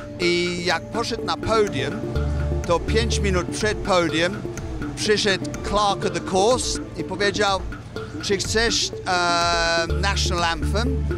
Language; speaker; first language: Polish; early bilingual, heritage; Polish